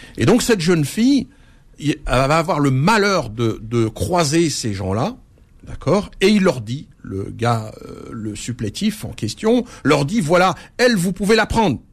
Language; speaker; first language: French; early bilingual, other home language; Arabic